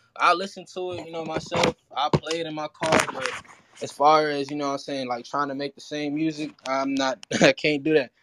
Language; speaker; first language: English; early bilingual, other home language; Haitian Creole